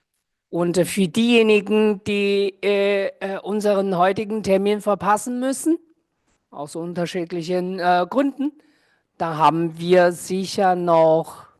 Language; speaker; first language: German; non-native, fluent; Chinese